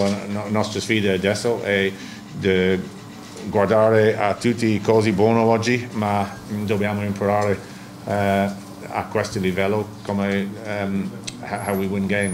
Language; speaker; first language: Italian; non-native, learner; English